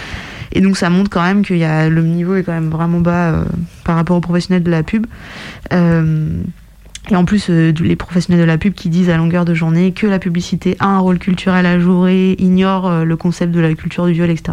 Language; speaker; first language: French; native; French